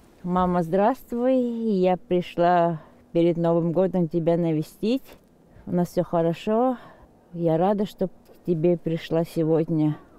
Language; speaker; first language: Russian; non-native, local second language; Korean